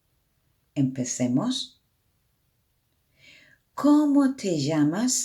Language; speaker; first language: Spanish; non-native, learner; Persian